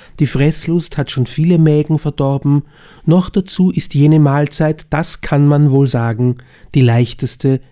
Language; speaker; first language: German; native; German